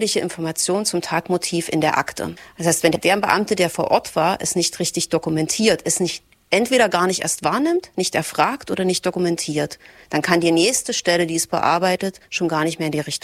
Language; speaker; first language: German; native; German